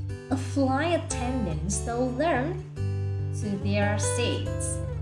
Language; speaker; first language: English; non-native, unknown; Vietnamese